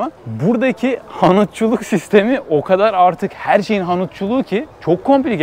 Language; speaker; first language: Turkish; native; Turkish